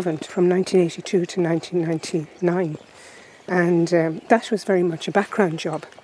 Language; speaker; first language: English; native; English